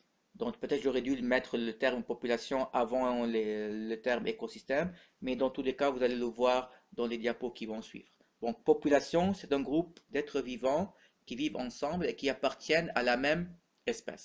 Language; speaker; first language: French; non-native, local second language; Arabic